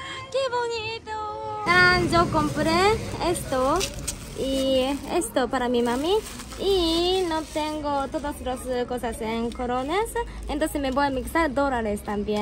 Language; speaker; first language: Spanish; non-native, learner; Japanese